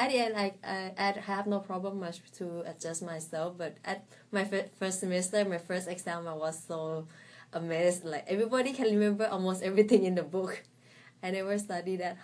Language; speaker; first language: English; non-native, fluent; Thai